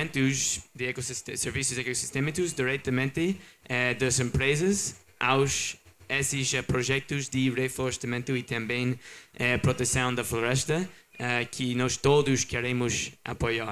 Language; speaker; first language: Portuguese; non-native, learner; English